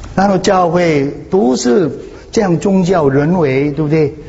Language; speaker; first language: Chinese; non-native, fluent; Korean